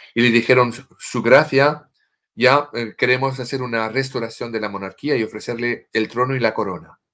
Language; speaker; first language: Spanish; non-native, fluent; French